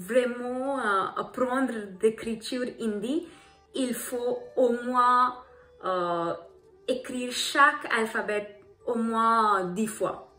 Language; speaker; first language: French; non-native, learner; Hindi